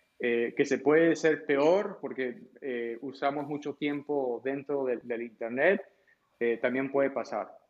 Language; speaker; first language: Spanish; early bilingual, heritage; Spanish